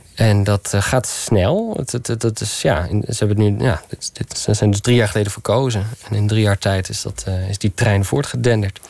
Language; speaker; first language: Dutch; early bilingual, other home language; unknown